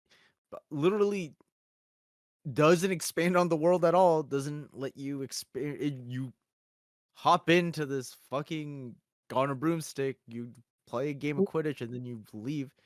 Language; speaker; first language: English; native; English